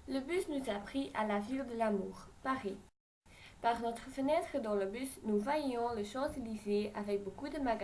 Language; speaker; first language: French; non-native, learner; Dutch